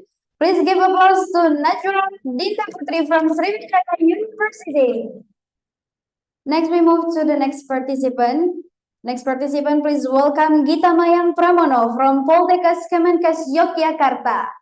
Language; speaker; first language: English; non-native, fluent; Indonesian